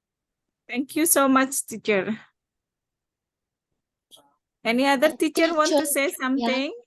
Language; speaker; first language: English; non-native, learner; Indonesian